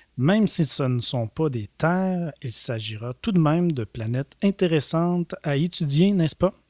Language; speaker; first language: French; native; French